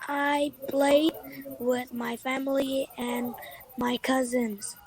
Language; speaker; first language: English; non-native, learner; Vietnamese